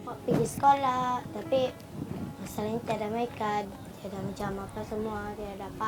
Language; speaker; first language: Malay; early bilingual, other home language; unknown